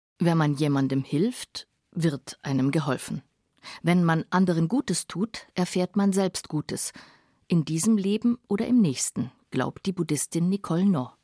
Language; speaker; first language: German; native; German